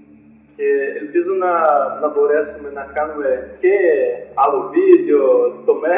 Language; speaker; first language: Greek; non-native, fluent; Portuguese